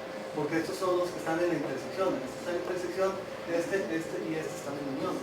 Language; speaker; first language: Spanish; native; Spanish